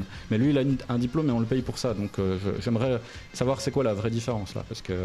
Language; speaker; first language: French; native; French